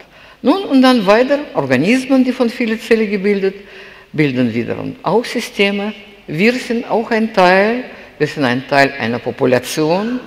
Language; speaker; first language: German; non-native, fluent; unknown